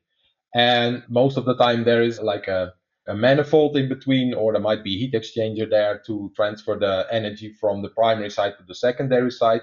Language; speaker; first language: English; non-native, fluent; Dutch